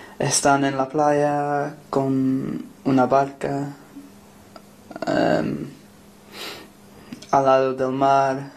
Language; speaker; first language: Spanish; non-native, learner; English